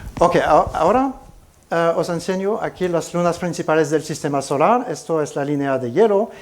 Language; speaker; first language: Spanish; non-native, fluent; French